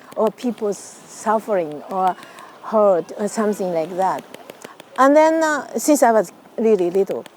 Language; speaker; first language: English; non-native, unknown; Japanese